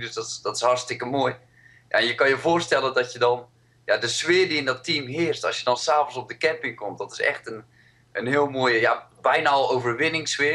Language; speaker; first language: Dutch; native; Dutch